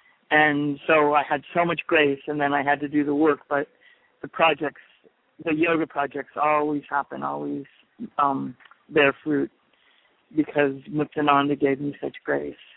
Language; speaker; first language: English; native; English